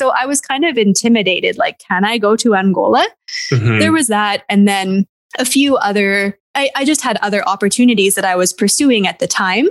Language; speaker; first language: English; native; English